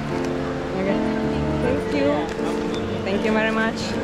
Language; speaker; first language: English; non-native, learner; Russian